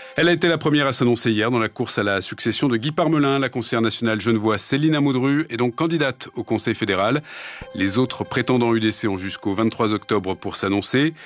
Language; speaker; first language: French; native; French